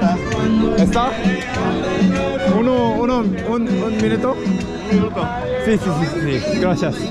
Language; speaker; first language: Spanish; non-native, learner; Korean